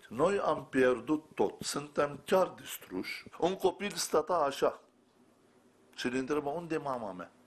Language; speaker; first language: Romanian; non-native, fluent; Turkish